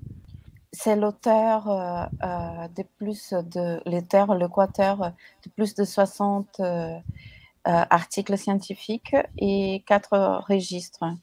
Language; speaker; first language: French; non-native, fluent; Portuguese